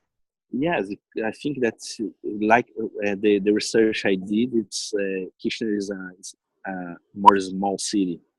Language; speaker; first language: English; non-native, learner; Portuguese